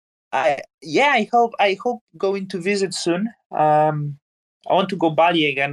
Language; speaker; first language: English; non-native, fluent; Polish